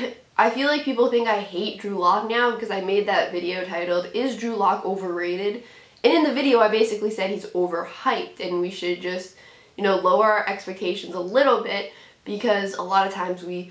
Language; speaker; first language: English; native; English